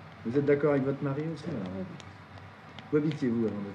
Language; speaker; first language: French; native; French